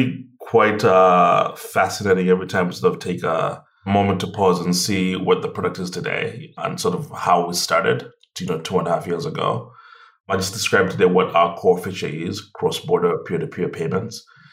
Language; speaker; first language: English; non-native, local second language; Ganda